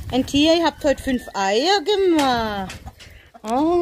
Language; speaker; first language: German; native; German